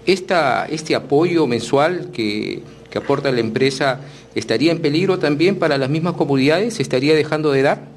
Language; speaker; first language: Spanish; native; Spanish